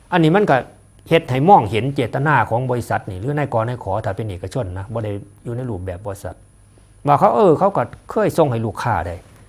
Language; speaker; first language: Thai; native; Thai